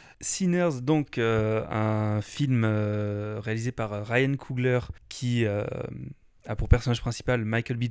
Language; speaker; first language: French; native; French